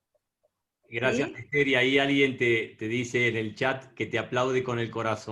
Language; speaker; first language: Spanish; native; Spanish